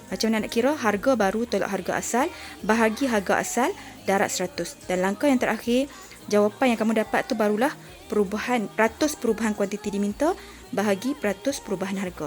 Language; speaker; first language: Malay; native; Malay